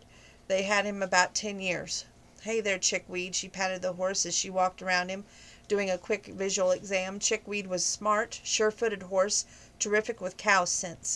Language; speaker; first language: English; native; English